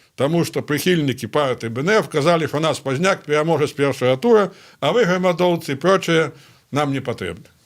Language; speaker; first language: Belarusian; native; Belarusian